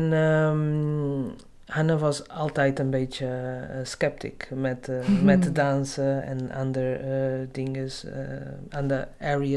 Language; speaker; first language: Dutch; non-native, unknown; Portuguese